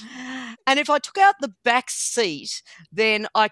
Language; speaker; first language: English; native; English